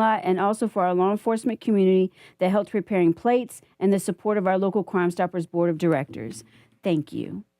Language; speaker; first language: English; native; English